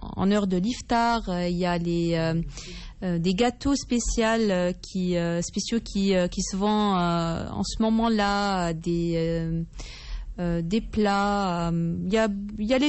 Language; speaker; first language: French; non-native, fluent; Arabic